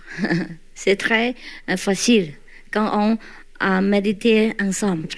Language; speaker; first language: French; non-native, learner; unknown